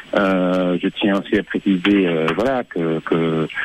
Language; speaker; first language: French; non-native, fluent; Spanish